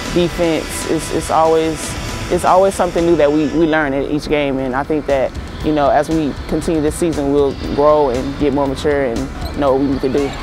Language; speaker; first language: English; native; English